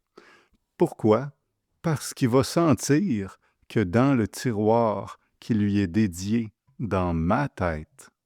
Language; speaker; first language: French; native; French